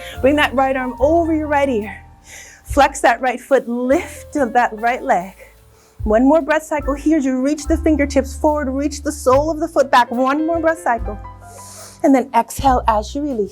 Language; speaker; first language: English; native; English